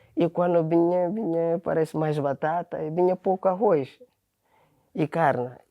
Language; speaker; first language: Portuguese; non-native, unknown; Akan